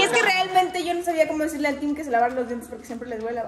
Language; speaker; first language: Spanish; native; Spanish